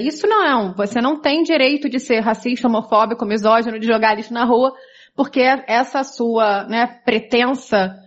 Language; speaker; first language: Portuguese; native; Portuguese